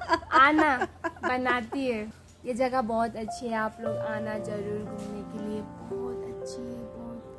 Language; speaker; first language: Hindi; non-native, learner; Nepali